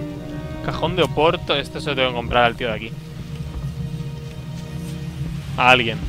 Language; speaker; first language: Spanish; native; Spanish